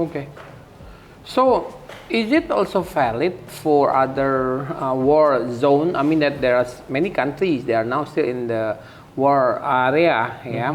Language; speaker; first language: English; non-native, fluent; Indonesian